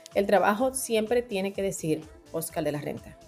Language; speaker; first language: Spanish; native; Spanish